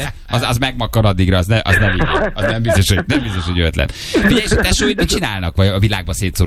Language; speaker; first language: Hungarian; native; Hungarian